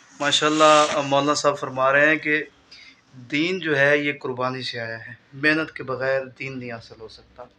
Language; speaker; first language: Urdu; non-native, local second language; Punjabi